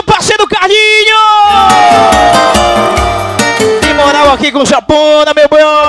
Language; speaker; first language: Portuguese; native; Portuguese